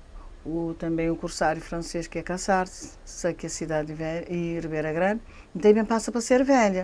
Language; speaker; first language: Portuguese; non-native, local second language; Kabuverdianu